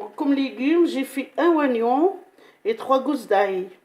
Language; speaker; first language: French; non-native, local second language; Arabic